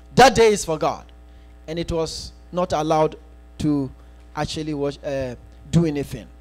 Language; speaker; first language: English; non-native, local second language; Akan